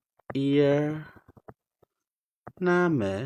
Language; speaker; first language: German; non-native, fluent; Khmer